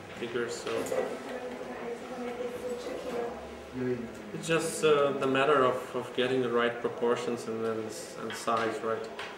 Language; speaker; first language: English; non-native, fluent; Polish